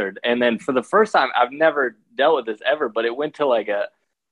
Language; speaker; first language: English; native; English